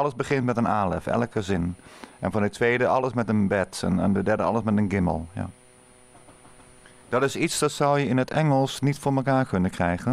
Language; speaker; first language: Dutch; native; Dutch